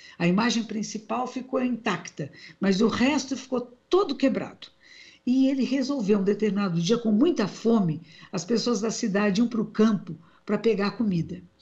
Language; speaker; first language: Portuguese; native; Portuguese